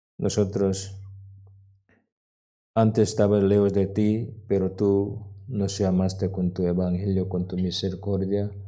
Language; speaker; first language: Spanish; non-native, learner; Korean